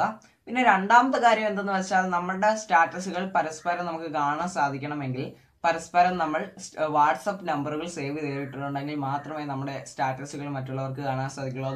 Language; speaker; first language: Malayalam; native; Malayalam